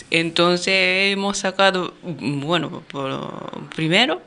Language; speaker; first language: Spanish; non-native, learner; Japanese